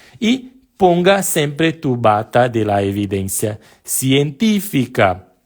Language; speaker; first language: Spanish; non-native, fluent; Portuguese